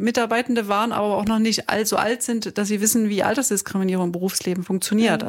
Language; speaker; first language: German; native; German